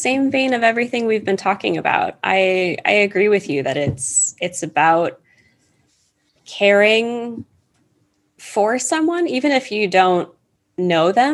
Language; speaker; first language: English; native; English